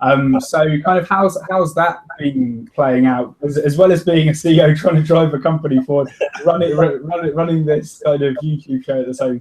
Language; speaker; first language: English; native; English